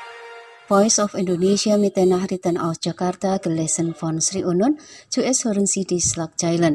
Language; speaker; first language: German; non-native, fluent; Indonesian